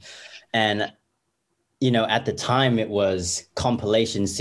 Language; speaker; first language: English; native; English